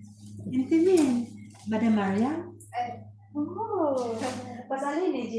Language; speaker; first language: Arabic; non-native, learner; Indonesian